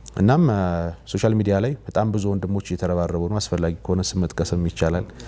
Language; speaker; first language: Amharic; native; Amharic